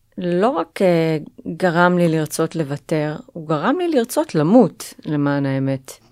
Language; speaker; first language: Hebrew; native; Hebrew